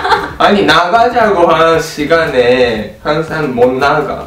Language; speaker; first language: Korean; non-native, fluent; Japanese